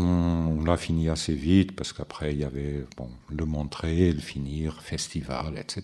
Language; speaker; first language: French; non-native, fluent; Portuguese